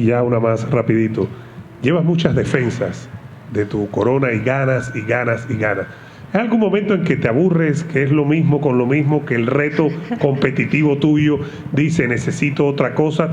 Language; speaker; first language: Spanish; native; Spanish